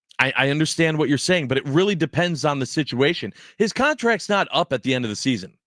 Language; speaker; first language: English; native; English